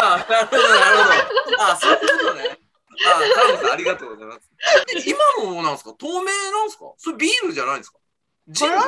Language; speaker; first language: Japanese; native; Japanese